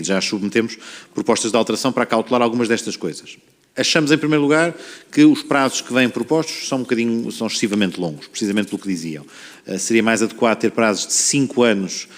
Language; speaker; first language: Portuguese; native; Portuguese